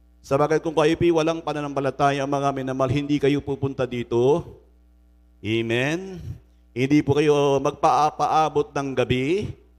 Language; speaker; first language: Filipino; native; Filipino